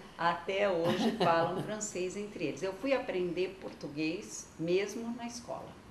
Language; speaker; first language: Portuguese; non-native, local second language; French